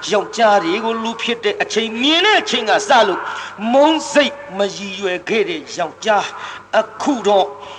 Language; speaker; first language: Burmese; native; Burmese